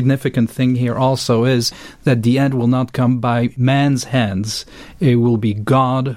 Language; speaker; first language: English; non-native, fluent; French